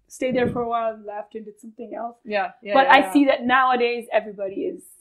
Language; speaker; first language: English; non-native, fluent; Spanish